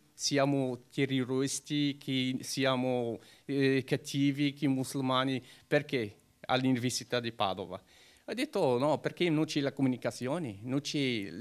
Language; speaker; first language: Italian; non-native, learner; Arabic